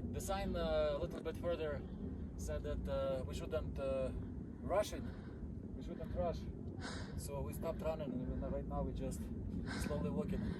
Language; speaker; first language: English; non-native, fluent; Russian